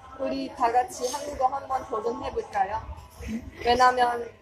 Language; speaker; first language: Korean; non-native, learner; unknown